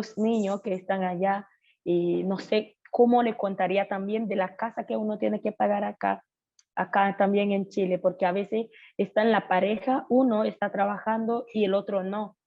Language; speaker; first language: Spanish; non-native, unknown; Haitian Creole